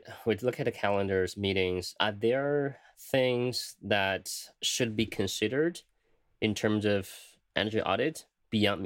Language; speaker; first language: English; non-native, fluent; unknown